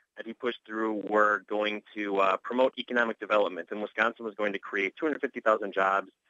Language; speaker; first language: English; native; English